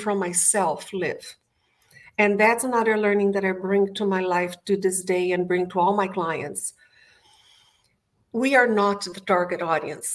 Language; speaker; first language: English; non-native, fluent; Portuguese